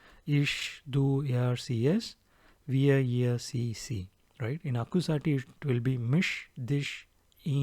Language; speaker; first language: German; non-native, fluent; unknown